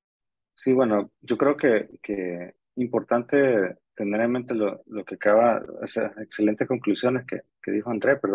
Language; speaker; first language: Spanish; native; Spanish